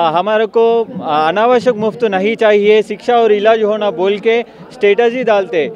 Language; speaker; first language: Hindi; non-native, local second language; Telugu